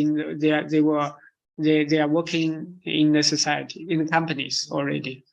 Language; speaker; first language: English; non-native, fluent; Chinese